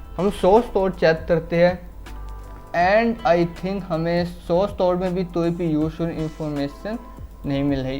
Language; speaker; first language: Urdu; non-native, local second language; Punjabi